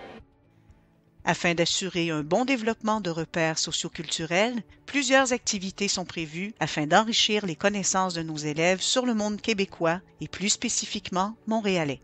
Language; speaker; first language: French; native; French